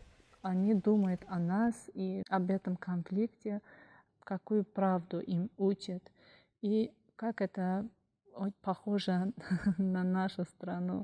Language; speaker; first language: Russian; non-native, fluent; Azerbaijani